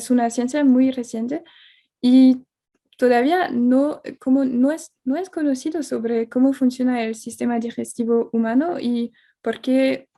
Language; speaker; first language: Spanish; non-native, fluent; French